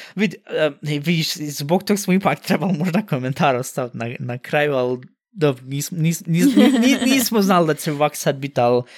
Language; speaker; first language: Bosnian; early bilingual, heritage; Bosnian